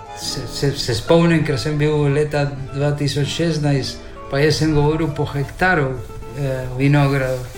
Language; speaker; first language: Slovenian; early bilingual, heritage; Slovenian